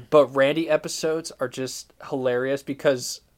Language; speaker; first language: English; native; English